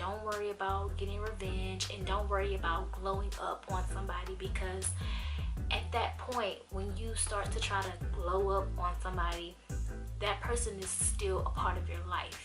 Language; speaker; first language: English; native; English